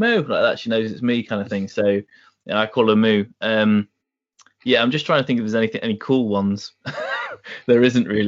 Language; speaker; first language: English; native; English